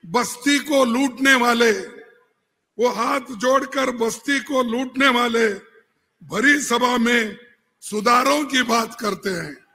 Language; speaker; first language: Hindi; non-native, local second language; Kannada